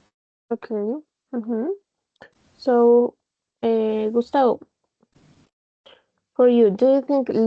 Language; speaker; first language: English; non-native, fluent; Spanish